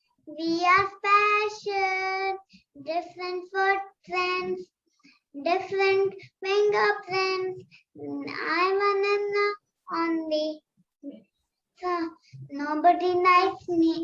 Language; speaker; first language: English; non-native, learner; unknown